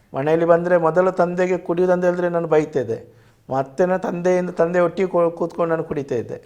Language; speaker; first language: Kannada; non-native, local second language; Tulu